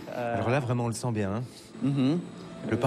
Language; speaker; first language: French; native; French